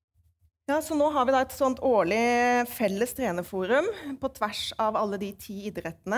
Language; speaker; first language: Norwegian; native; Norwegian